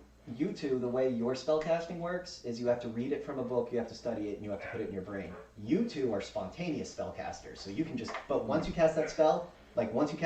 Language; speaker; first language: English; native; English